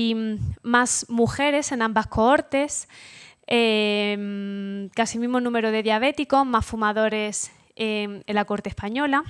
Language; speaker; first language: Spanish; native; Spanish